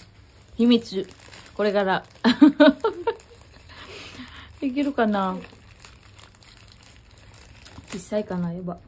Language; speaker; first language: Japanese; non-native, learner; Filipino